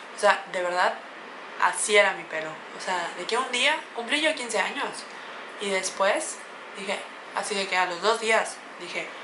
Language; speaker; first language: Spanish; native; Spanish